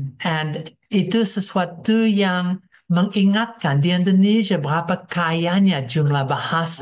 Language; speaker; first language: Indonesian; non-native, fluent; English